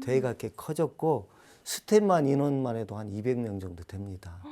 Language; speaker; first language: Korean; native; Korean